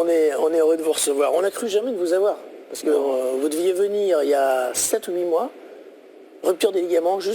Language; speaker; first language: French; native; French